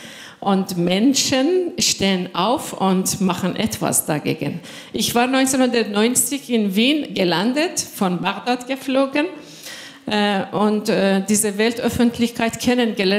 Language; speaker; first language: German; non-native, fluent; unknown